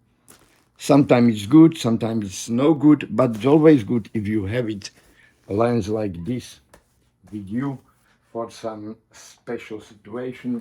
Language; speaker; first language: English; non-native, learner; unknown